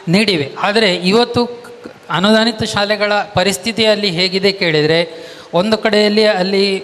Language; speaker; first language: Kannada; non-native, local second language; Marathi